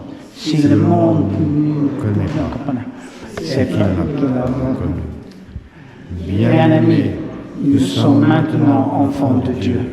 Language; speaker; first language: French; non-native, learner; English